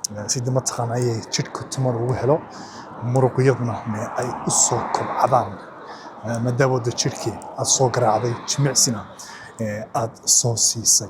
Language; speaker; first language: Somali; early bilingual, heritage; Somali